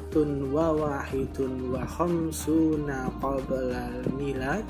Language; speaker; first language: Arabic; non-native, learner; Indonesian